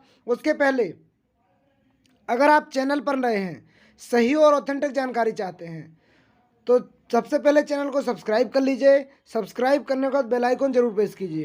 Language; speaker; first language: Hindi; native; Hindi